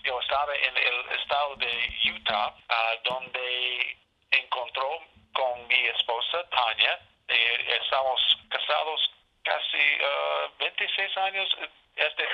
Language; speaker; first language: Spanish; non-native, learner; English